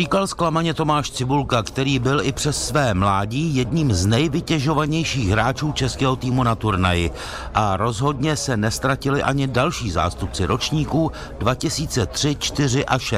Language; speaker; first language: Czech; native; Czech